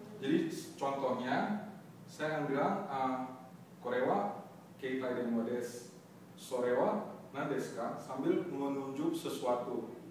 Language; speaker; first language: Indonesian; native; Indonesian